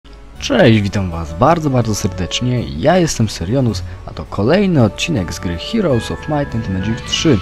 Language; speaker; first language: Polish; native; Polish